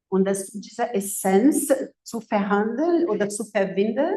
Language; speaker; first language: German; non-native, fluent; Portuguese